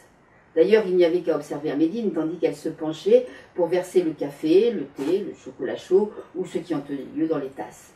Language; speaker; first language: French; native; French